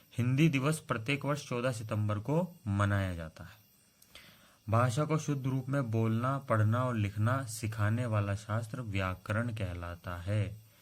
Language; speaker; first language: Hindi; native; Hindi